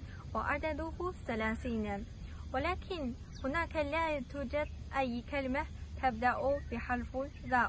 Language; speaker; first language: Arabic; non-native, learner; Chinese